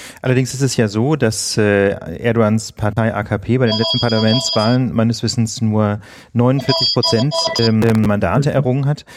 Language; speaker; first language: German; native; German